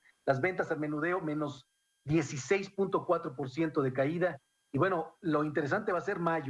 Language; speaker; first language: Spanish; native; Spanish